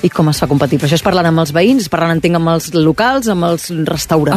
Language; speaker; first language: Catalan; native; Catalan